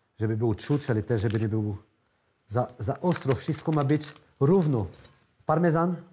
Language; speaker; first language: Polish; non-native, learner; French